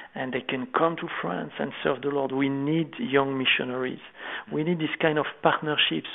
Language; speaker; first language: English; non-native, fluent; French